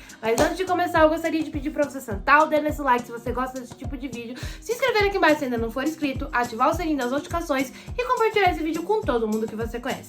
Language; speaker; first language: Portuguese; native; Portuguese